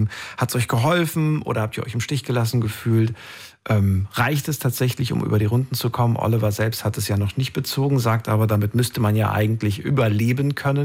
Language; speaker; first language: German; native; German